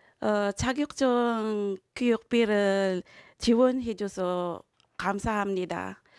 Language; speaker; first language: Korean; non-native, learner; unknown